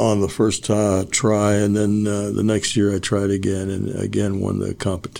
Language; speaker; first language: English; native; English